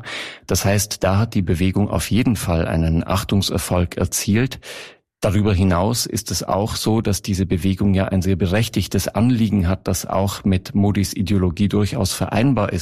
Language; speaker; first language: German; native; German